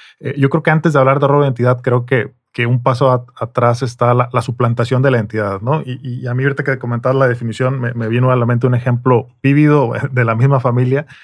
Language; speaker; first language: Spanish; native; Spanish